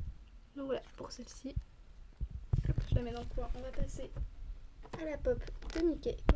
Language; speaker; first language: French; native; French